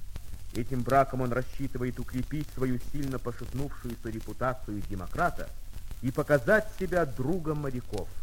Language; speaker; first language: Russian; native; Russian